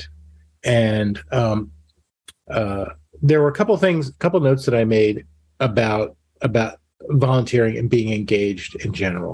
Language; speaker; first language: English; native; English